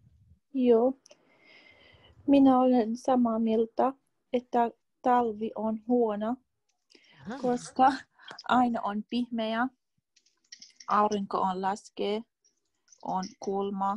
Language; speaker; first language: Finnish; non-native, learner; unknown